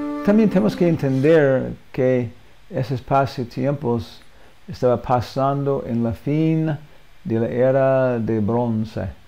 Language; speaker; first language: Spanish; non-native, learner; English